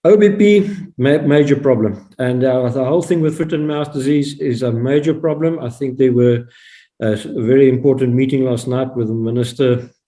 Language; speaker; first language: English; non-native, local second language; Afrikaans